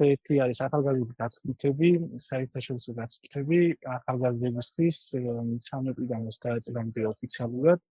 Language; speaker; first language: Georgian; non-native, local second language; Armenian